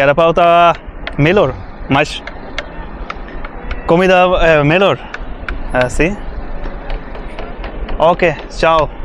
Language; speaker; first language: Portuguese; non-native, learner; Bangla